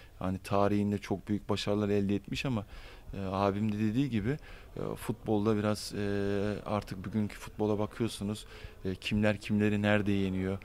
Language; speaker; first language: Turkish; early bilingual, heritage; Turkish